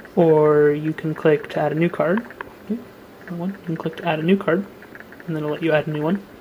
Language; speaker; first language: English; native; English